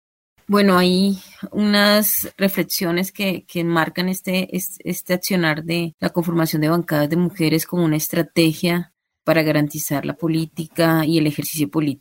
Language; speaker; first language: Spanish; native; Spanish